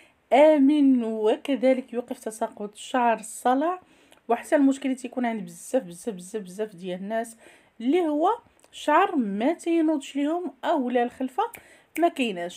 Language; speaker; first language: Arabic; native; Arabic